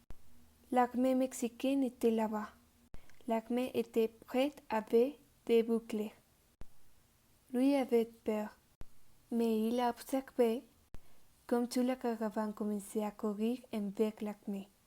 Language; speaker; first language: French; non-native, learner; Spanish